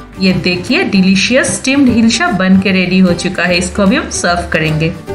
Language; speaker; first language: Hindi; non-native, local second language; Bangla